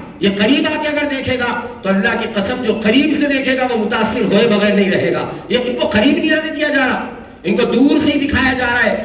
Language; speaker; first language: Urdu; native; Urdu